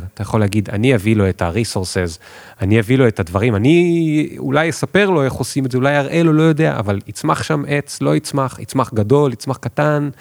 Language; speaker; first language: Hebrew; native; Hebrew